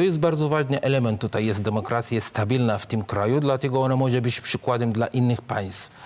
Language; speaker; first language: Polish; non-native, fluent; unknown